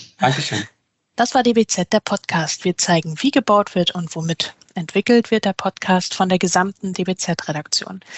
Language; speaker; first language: German; native; German